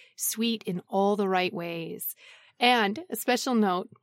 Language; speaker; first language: English; native; English